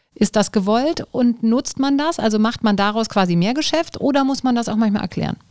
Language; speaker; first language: German; native; German